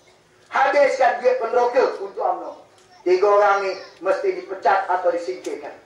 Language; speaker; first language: Malay; native; Malay